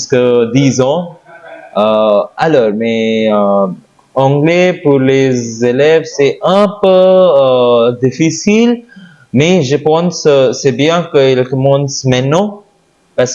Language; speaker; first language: French; non-native, learner; Hindi